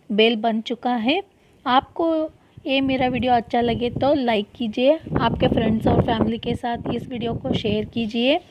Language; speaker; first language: Hindi; non-native, local second language; Kannada